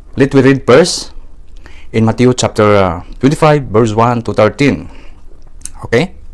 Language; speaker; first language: English; non-native, local second language; Filipino